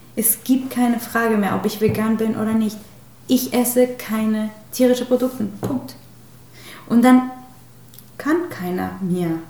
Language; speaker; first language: German; non-native, fluent; Spanish